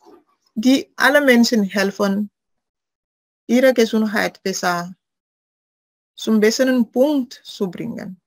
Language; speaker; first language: German; non-native, fluent; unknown